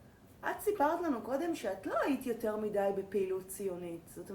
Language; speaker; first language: Hebrew; native; Hebrew